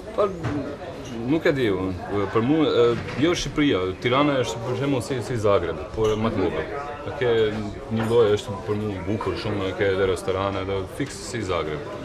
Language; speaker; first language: Albanian; non-native, learner; Croatian